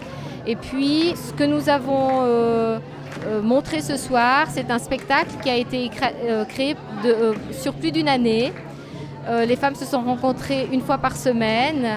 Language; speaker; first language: French; native; French